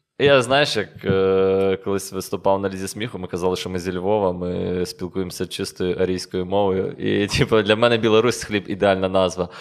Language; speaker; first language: Ukrainian; native; Ukrainian